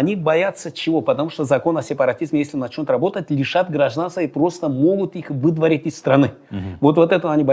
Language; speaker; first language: Russian; non-native, local second language; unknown